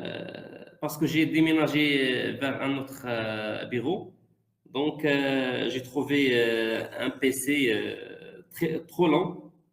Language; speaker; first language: French; non-native, learner; Arabic